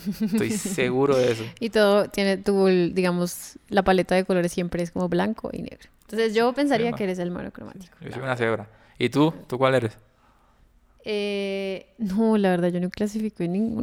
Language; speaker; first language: Spanish; native; Spanish